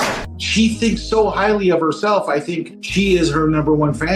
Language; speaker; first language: English; native; English